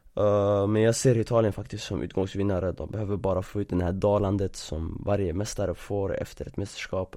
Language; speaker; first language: Swedish; early bilingual, other home language; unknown